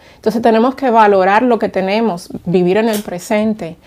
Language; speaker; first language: Spanish; native; Spanish